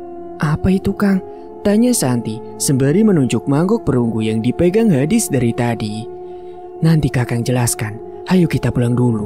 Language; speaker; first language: Indonesian; native; Indonesian